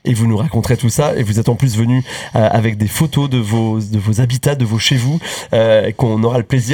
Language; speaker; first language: French; native; French